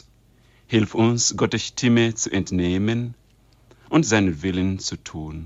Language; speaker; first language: German; non-native, fluent; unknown